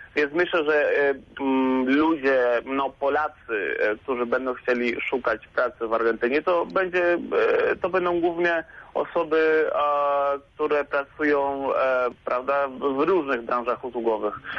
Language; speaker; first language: Polish; non-native, fluent; Spanish